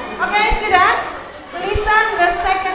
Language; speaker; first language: English; non-native, fluent; Indonesian